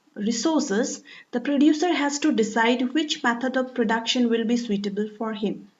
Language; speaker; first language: English; non-native, local second language; Assamese